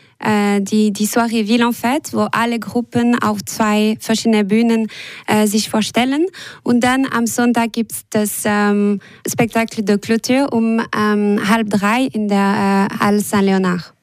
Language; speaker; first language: German; non-native, local second language; French